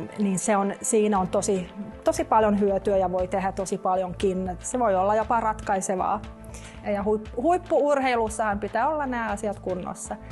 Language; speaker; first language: Finnish; non-native, local second language; Swedish